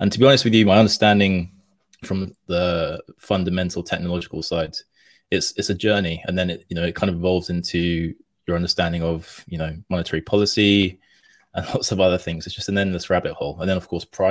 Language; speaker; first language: English; native; English